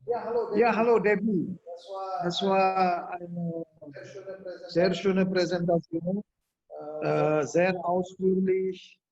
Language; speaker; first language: German; non-native, fluent; Indonesian